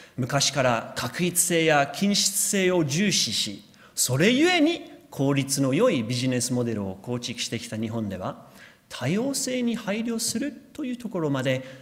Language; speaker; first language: Japanese; non-native, fluent; English